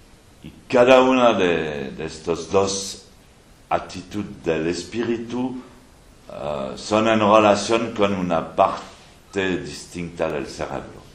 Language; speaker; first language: Spanish; non-native, fluent; French